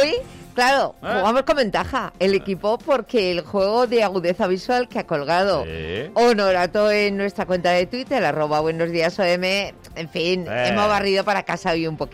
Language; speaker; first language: Spanish; native; Spanish